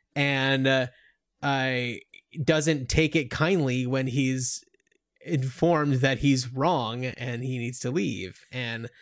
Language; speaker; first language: English; native; English